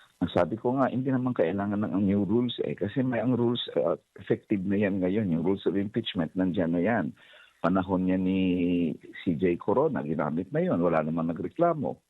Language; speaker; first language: Filipino; native; Filipino